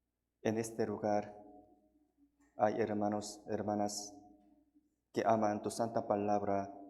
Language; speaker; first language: Spanish; non-native, fluent; Korean